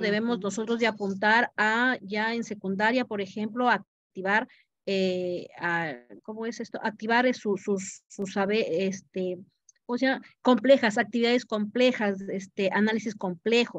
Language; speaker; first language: Spanish; native; Spanish